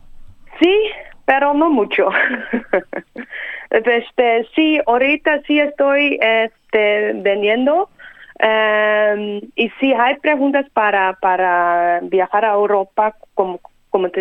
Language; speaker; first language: Spanish; non-native, fluent; Dutch